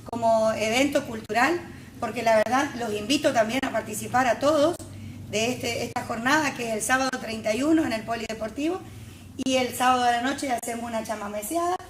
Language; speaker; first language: Spanish; native; Spanish